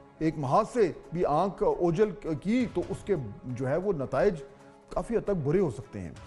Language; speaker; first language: Urdu; native; Urdu